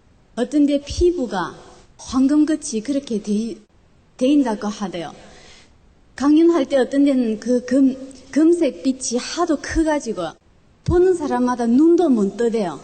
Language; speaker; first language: Korean; non-native, local second language; Chinese